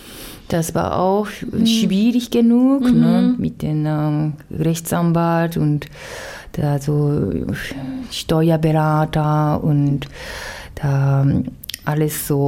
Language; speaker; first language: German; non-native, fluent; Japanese